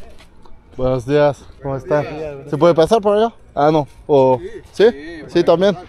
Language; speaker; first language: Spanish; non-native, fluent; French